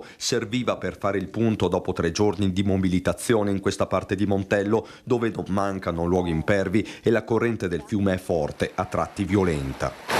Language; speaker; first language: Italian; native; Italian